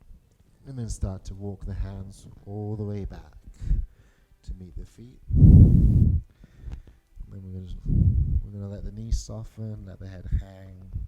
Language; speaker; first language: English; native; English